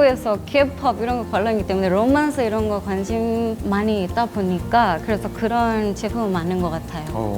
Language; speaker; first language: Korean; non-native, fluent; Thai